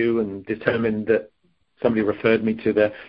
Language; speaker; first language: English; native; English